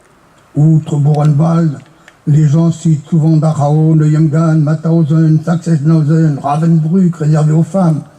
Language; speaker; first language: French; native; French